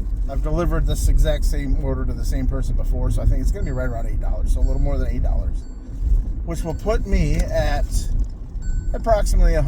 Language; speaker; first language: English; native; English